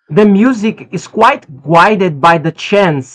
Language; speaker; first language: English; non-native, fluent; Portuguese